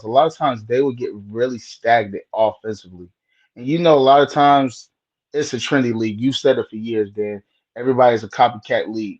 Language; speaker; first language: English; native; English